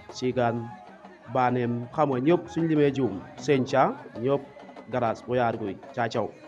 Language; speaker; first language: Wolof; native; Wolof